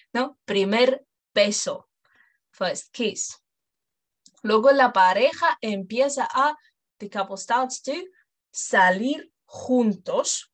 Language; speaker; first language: Spanish; non-native, fluent; English